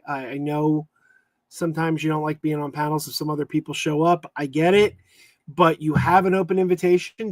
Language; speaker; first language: English; native; English